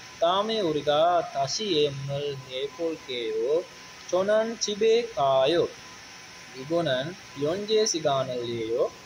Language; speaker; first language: Korean; non-native, learner; Sinhala